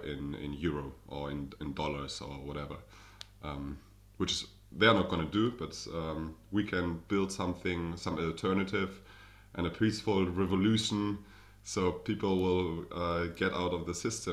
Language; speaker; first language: English; non-native, fluent; German